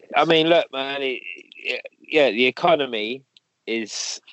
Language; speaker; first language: English; native; English